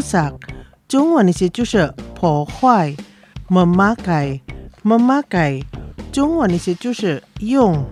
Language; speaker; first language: Chinese; non-native, fluent; Indonesian